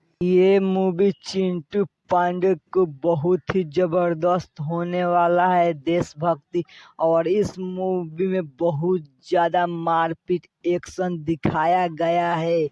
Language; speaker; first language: Hindi; non-native, local second language; Bhojpuri